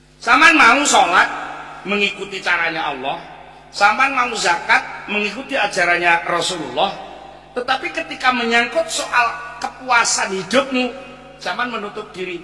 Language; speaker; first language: Indonesian; non-native, local second language; Javanese